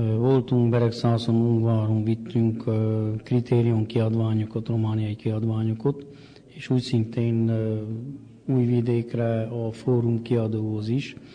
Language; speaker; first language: Hungarian; native; Hungarian